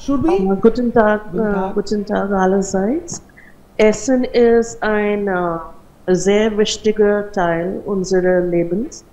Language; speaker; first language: German; non-native, learner; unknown